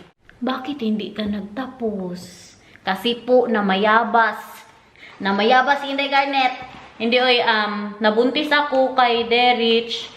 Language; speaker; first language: Filipino; non-native, local second language; Cebuano